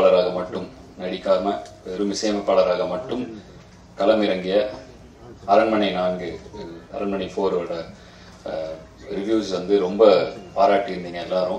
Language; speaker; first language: Tamil; native; Tamil